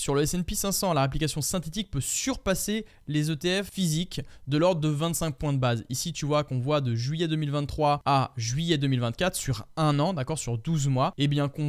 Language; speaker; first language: French; native; French